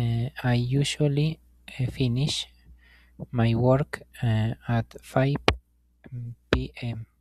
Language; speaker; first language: English; non-native, learner; Spanish